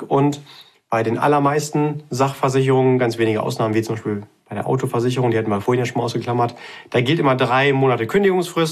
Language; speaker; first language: German; native; German